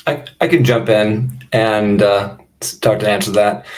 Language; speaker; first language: English; native; English